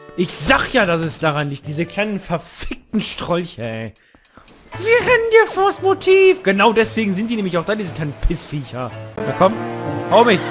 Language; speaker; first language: German; native; German